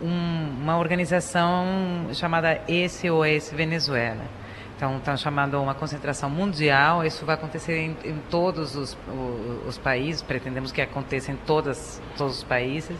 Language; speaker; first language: Portuguese; non-native, fluent; Spanish